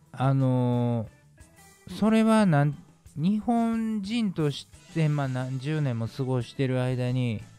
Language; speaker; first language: Japanese; native; Japanese